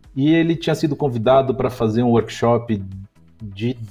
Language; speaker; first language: Portuguese; native; Portuguese